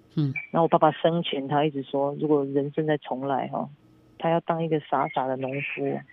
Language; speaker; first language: Chinese; native; Chinese